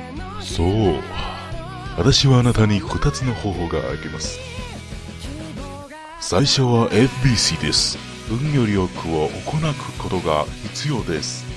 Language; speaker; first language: Japanese; non-native, learner; Chinese